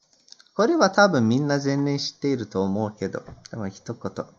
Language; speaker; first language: Japanese; non-native, fluent; Turkish